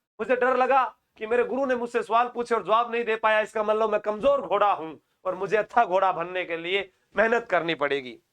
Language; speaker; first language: Hindi; native; Hindi